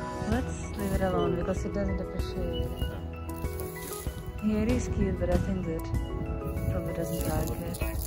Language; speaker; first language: English; non-native, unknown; Russian